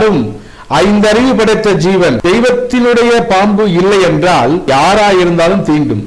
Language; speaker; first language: Tamil; native; Tamil